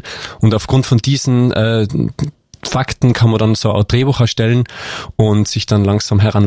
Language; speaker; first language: German; native; German